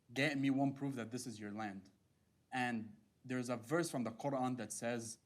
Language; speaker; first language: English; non-native, fluent; Arabic